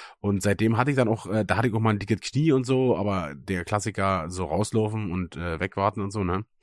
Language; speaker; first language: German; native; German